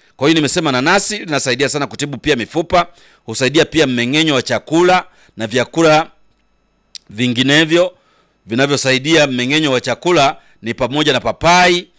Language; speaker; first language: Swahili; native; Swahili